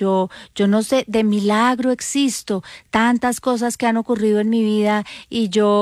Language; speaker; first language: Spanish; native; Spanish